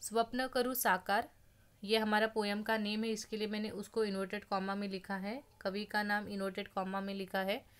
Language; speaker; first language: Hindi; non-native, local second language; Marathi